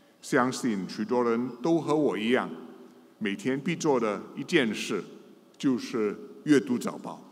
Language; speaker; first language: Chinese; non-native, local second language; English